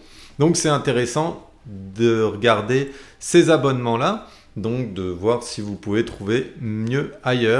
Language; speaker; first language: French; native; French